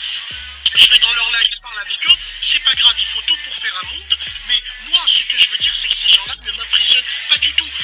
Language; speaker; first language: French; early bilingual, other home language; Arabic